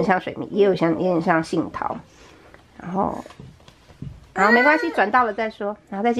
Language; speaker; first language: Chinese; native; Chinese